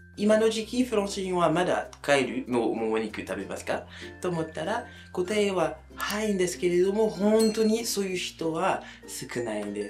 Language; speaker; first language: Japanese; non-native, fluent; French